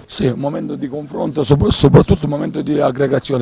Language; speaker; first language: Italian; native; Italian